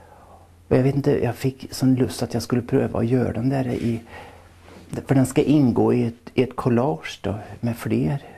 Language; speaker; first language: Swedish; native; Swedish